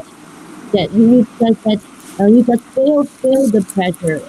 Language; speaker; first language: English; non-native, learner; Chinese